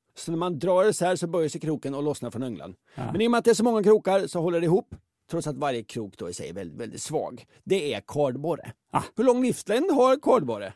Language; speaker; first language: Swedish; native; Swedish